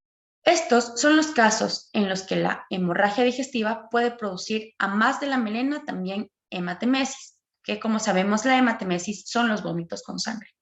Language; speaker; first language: Spanish; native; Spanish